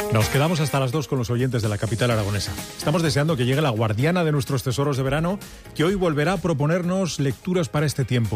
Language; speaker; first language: Spanish; native; Spanish